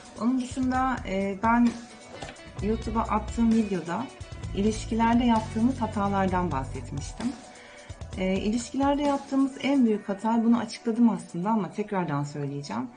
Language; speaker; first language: Turkish; native; Turkish